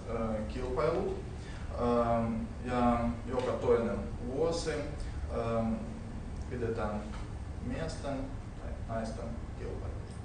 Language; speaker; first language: Finnish; non-native, learner; Russian